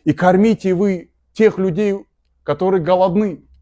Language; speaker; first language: Russian; non-native, local second language; Kazakh